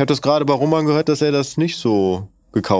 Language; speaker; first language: German; native; German